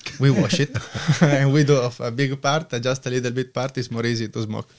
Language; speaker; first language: English; non-native, learner; Italian